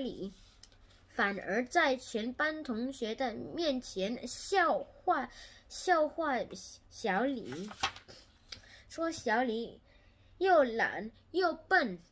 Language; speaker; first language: Chinese; non-native, learner; Korean